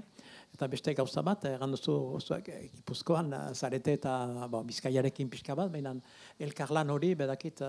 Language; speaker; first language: Basque; native; Basque